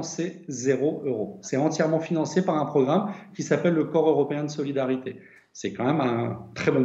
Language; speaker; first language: French; native; French